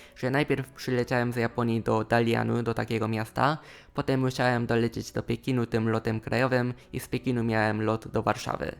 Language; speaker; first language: Polish; non-native, fluent; Japanese